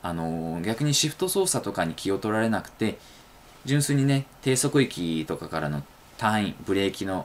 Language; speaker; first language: Japanese; native; Japanese